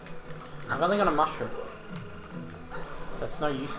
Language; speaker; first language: English; native; English